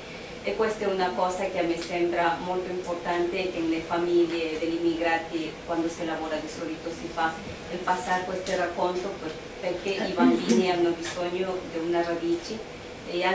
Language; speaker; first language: Italian; non-native, fluent; Spanish